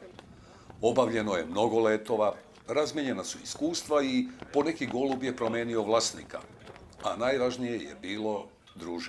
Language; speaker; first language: Bosnian; native; Bosnian